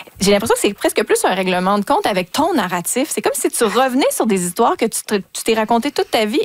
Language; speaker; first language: French; native; French